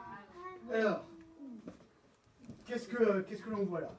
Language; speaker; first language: French; native; French